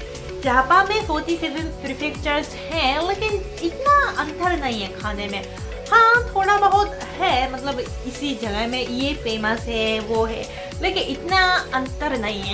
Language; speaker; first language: Hindi; non-native, fluent; Japanese